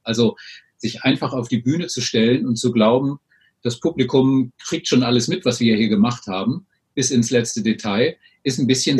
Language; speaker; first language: German; native; German